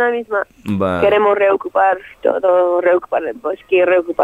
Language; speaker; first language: Spanish; non-native, fluent; French